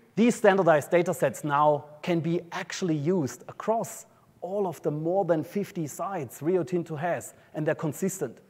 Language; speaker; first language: English; non-native, fluent; German